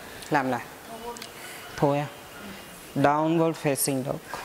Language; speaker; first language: Vietnamese; non-native, learner; Hindi